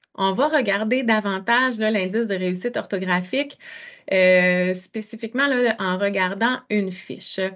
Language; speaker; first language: French; native; French